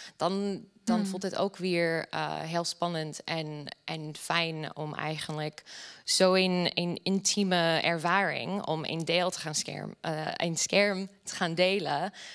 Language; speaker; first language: Dutch; non-native, fluent; English